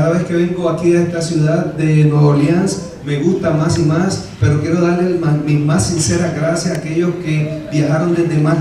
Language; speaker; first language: Spanish; native; Spanish